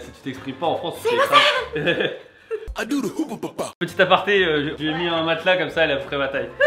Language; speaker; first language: French; native; French